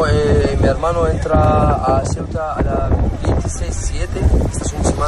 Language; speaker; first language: Spanish; non-native, learner; Arabic